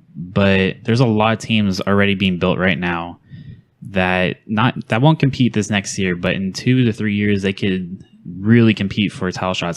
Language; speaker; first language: English; native; English